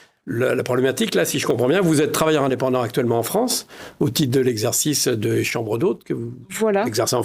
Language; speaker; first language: French; native; French